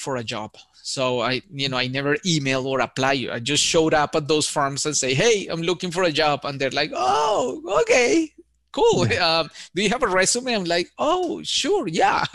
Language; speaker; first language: English; non-native, fluent; Spanish